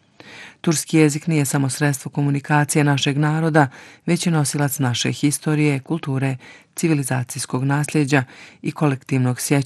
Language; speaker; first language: Serbian; native; Serbian